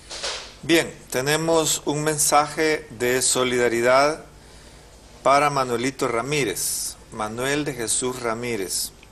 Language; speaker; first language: Spanish; native; Spanish